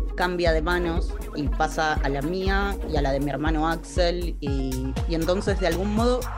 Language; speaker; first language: Spanish; native; Spanish